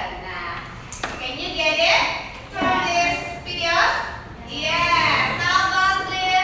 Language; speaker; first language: English; non-native, learner; Indonesian